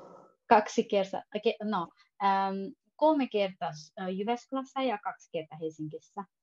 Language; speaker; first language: Finnish; non-native, learner; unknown